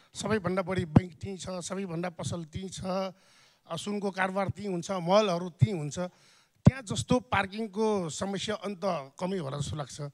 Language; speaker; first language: Nepali; non-native, local second language; Newari